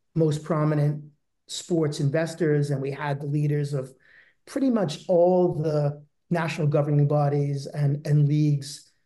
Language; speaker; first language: English; native; English